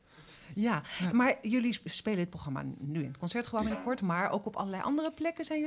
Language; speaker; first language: Dutch; native; Dutch